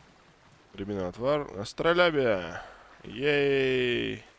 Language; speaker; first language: Russian; native; Russian